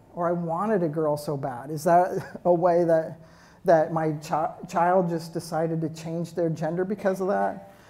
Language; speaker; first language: English; native; English